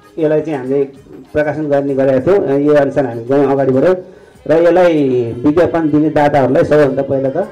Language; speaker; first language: Nepali; non-native, local second language; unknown